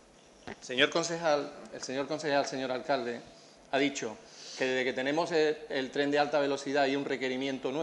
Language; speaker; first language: Spanish; native; Spanish